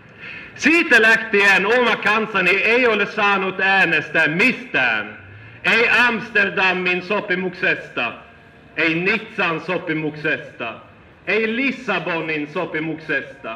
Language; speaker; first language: Finnish; non-native, fluent; Swedish